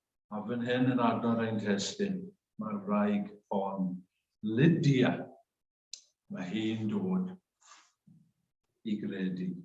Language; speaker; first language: Welsh; native; Welsh